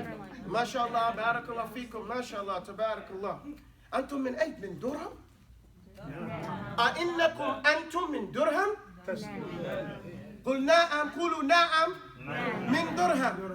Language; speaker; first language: Arabic; non-native, fluent; English